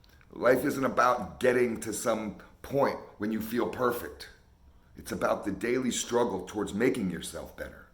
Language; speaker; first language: English; native; English